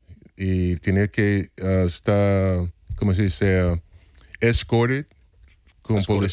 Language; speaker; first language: Spanish; non-native, fluent; English